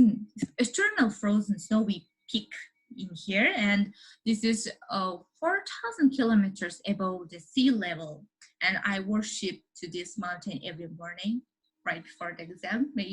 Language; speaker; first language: English; non-native, learner; Mongolian